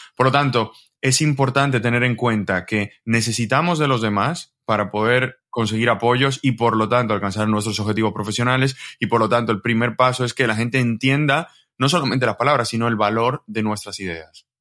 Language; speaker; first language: Spanish; native; Spanish